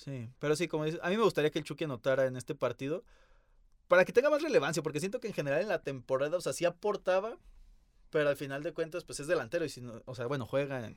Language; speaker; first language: Spanish; native; Spanish